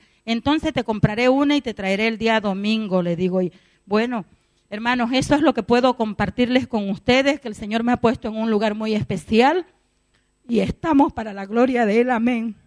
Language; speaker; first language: Spanish; native; Spanish